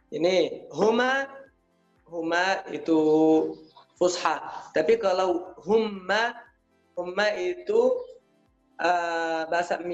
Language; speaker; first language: Indonesian; non-native, learner; Arabic